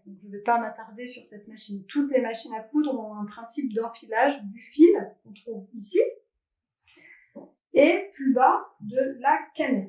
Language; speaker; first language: French; native; French